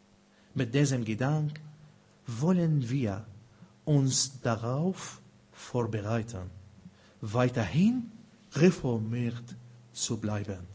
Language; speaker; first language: German; non-native, fluent; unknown